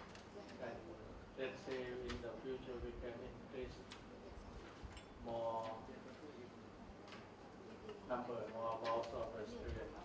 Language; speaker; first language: English; non-native, learner; Thai